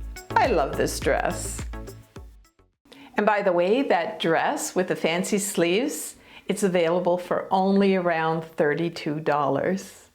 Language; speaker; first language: English; native; English